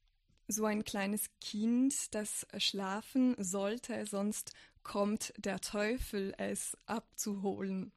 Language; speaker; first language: German; non-native, fluent; French